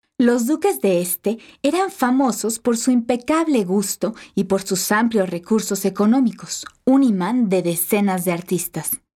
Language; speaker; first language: Spanish; native; Spanish